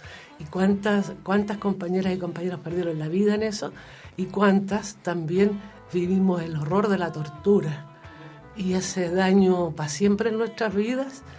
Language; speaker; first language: Spanish; native; Spanish